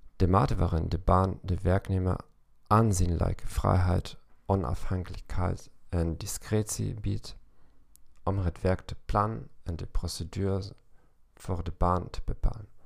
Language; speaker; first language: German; non-native, learner; Dutch